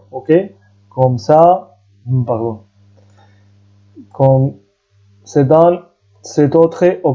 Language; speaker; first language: French; non-native, fluent; Spanish